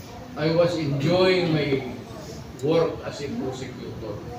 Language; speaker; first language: English; non-native, local second language; Cebuano